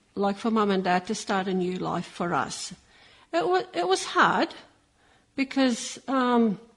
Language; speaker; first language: English; early bilingual, other home language; Maltese